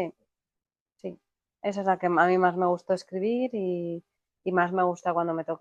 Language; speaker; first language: Spanish; native; Spanish